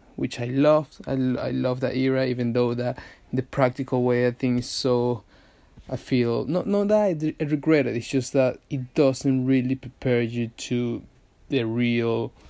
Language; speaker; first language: English; non-native, fluent; Spanish